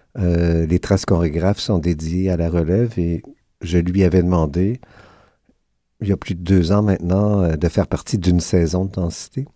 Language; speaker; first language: French; native; French